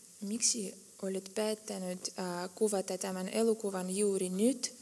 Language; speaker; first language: Finnish; non-native, fluent; Russian